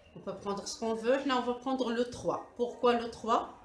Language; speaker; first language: French; non-native, local second language; Arabic